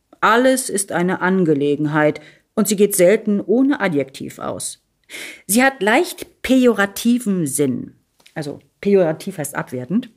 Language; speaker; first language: German; early bilingual, other home language; Italian